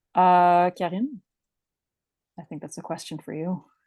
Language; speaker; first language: English; native; English